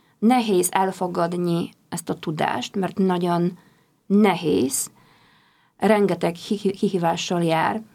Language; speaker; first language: Hungarian; non-native, fluent; Polish